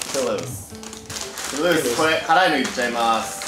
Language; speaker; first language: Japanese; native; Japanese